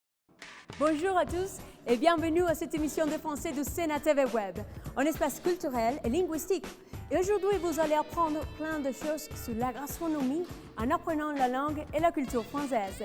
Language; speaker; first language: French; non-native, fluent; Spanish